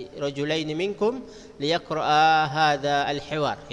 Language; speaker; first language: Arabic; non-native, fluent; Indonesian